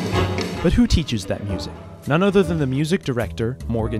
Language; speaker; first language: English; native; English